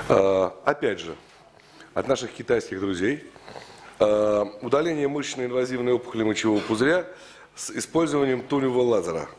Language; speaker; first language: Russian; native; Russian